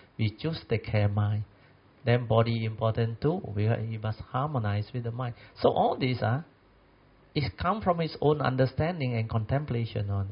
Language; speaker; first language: English; non-native, local second language; Min Nan Chinese